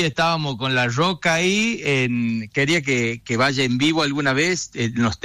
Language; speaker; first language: Spanish; native; Spanish